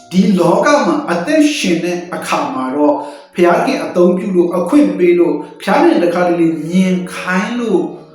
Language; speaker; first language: Burmese; non-native, local second language; Kachin